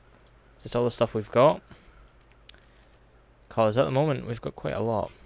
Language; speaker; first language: English; native; English